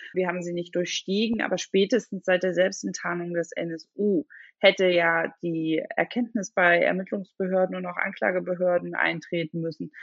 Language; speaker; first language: German; native; German